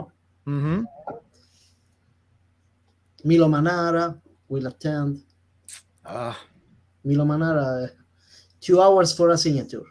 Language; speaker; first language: English; non-native, learner; Italian